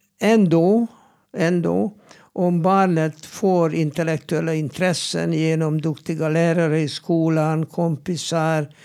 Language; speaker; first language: Swedish; non-native, fluent; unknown